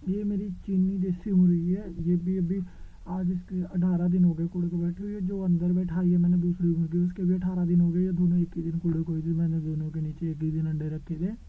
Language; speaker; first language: Hindi; non-native, local second language; Punjabi